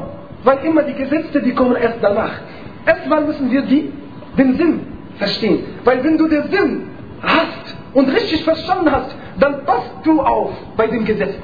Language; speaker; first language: German; non-native, fluent; Arabic